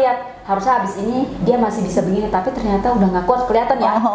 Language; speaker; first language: Indonesian; native; Indonesian